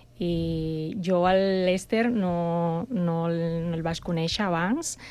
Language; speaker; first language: Catalan; non-native, fluent; Spanish